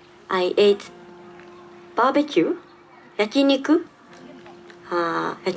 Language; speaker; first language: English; non-native, learner; Japanese